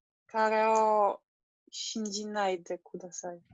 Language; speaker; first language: Japanese; non-native, learner; English